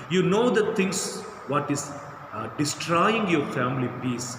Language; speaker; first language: English; non-native, local second language; Telugu